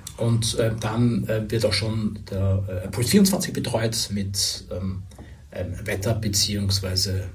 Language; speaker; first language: German; native; German